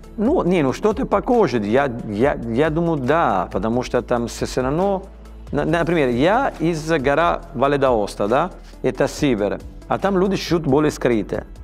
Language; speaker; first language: Russian; non-native, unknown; Italian